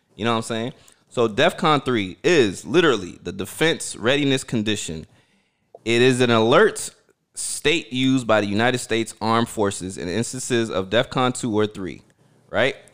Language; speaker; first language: English; early bilingual, other home language; Haitian Creole